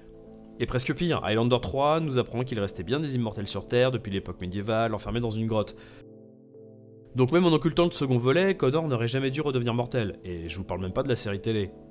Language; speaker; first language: French; native; French